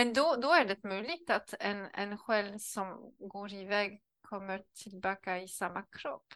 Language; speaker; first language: Swedish; non-native, learner; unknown